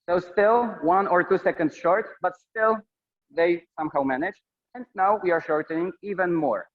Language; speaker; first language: English; non-native, fluent; Polish